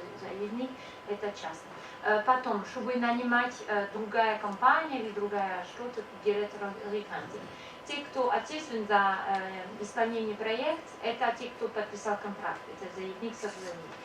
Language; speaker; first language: Russian; non-native, learner; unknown